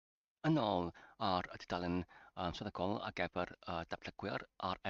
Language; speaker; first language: Welsh; non-native, learner; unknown